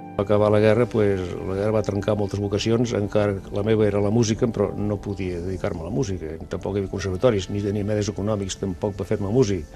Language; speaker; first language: Catalan; non-native, local second language; Basque